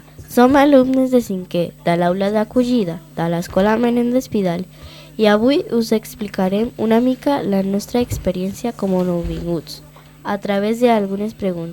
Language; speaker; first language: Catalan; non-native, learner; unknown